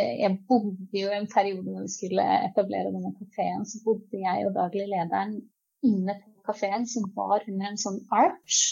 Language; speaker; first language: Norwegian; early bilingual, other home language; Czech